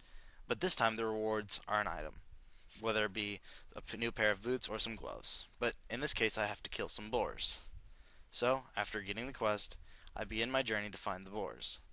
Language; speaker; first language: English; native; English